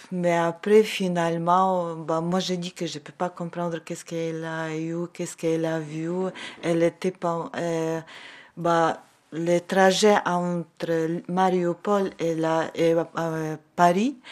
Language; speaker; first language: French; non-native, learner; Ukrainian